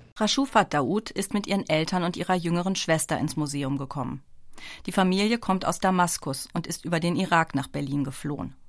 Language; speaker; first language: German; native; German